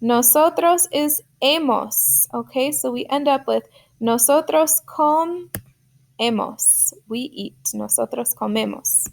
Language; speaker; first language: Spanish; non-native, fluent; English